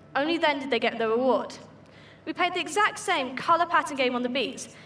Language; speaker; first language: English; native; English